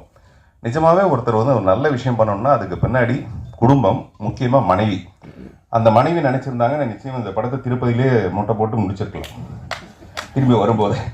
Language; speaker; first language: Tamil; native; Tamil